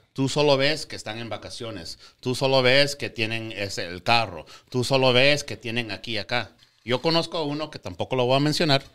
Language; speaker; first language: Spanish; native; Spanish